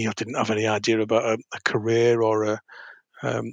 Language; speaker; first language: English; native; English